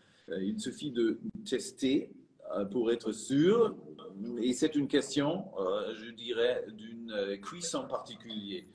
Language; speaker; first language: French; non-native, fluent; German